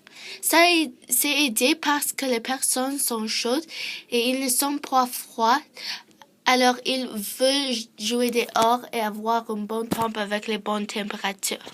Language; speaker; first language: French; non-native, learner; English